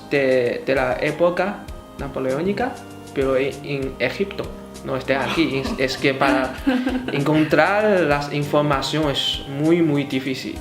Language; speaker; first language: Spanish; non-native, fluent; Chinese